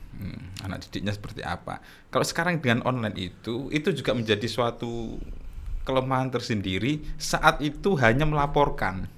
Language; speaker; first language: Indonesian; native; Indonesian